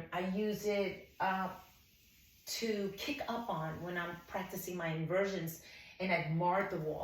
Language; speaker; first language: English; native; English